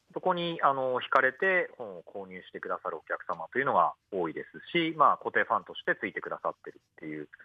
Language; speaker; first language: Japanese; native; Japanese